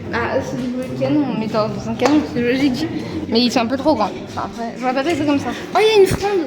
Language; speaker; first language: French; native; French